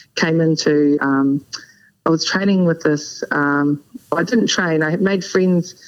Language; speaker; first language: English; native; English